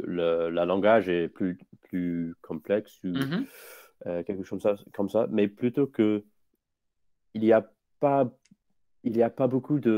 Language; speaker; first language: French; non-native, fluent; English